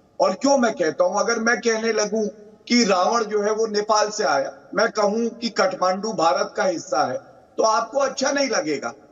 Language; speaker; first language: Hindi; native; Hindi